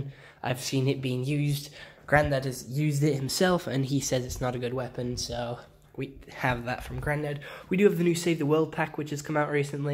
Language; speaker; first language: English; native; English